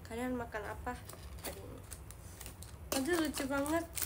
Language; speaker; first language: Indonesian; non-native, learner; Japanese